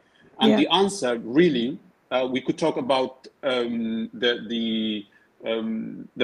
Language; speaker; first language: English; non-native, fluent; Tigrinya